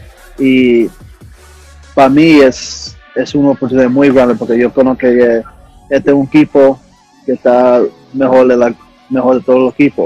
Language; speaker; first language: Spanish; early bilingual, heritage; English